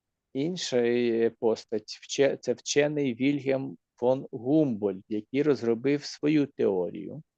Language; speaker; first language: Ukrainian; native; Ukrainian